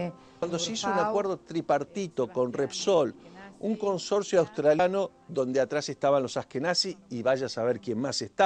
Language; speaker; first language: Spanish; native; Spanish